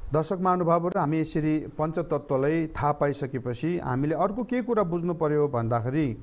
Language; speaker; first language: Nepali; non-native, local second language; Eastern Tamang